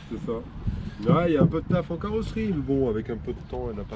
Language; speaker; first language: French; native; French